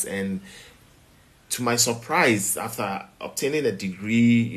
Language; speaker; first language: English; non-native, local second language; Ewe